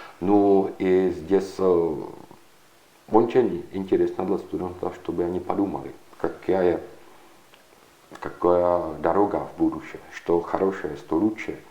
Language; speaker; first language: Russian; non-native, learner; Czech